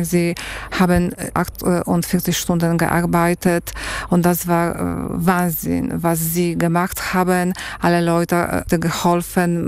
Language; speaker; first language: German; non-native, learner; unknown